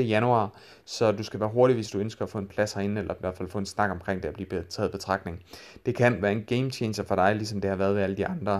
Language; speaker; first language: Danish; native; Danish